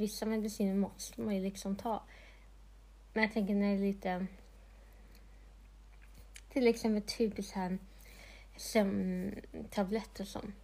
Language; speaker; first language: Swedish; non-native, local second language; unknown